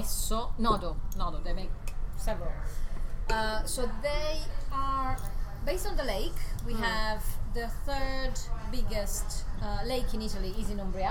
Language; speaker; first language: English; non-native, fluent; Italian